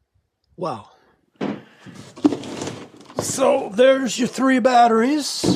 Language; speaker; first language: English; native; English